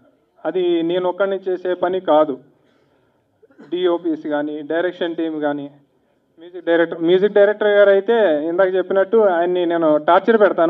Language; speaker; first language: Telugu; native; Telugu